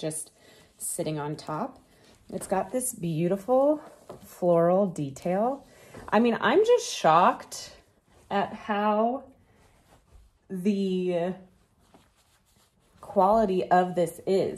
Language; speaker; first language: English; native; English